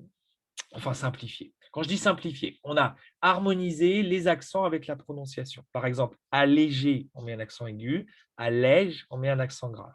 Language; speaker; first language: French; native; French